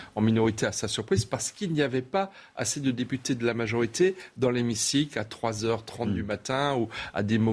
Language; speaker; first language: French; native; French